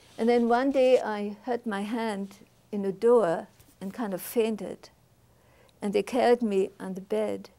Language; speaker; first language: English; non-native, fluent; German